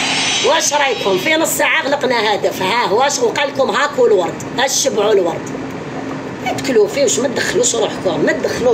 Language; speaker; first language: Arabic; native; Arabic